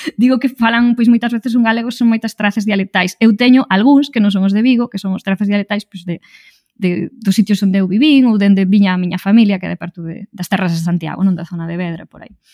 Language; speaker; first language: Galician; native; Galician